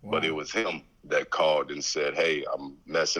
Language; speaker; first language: English; native; English